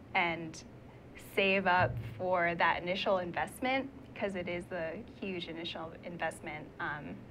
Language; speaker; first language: English; native; English